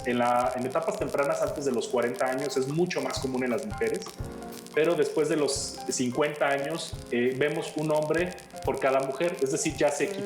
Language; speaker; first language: Spanish; native; Spanish